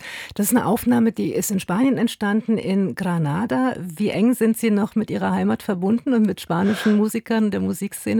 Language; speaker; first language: German; native; German